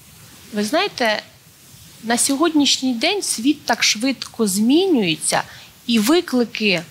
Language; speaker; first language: Ukrainian; native; Ukrainian